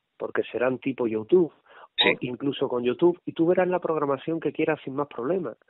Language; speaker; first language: Spanish; native; Spanish